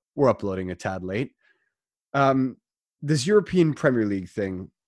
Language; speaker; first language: English; non-native, fluent; German